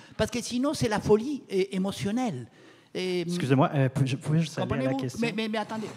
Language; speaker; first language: French; non-native, fluent; Spanish